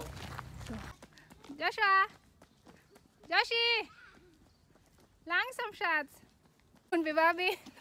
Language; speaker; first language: German; non-native, learner; Filipino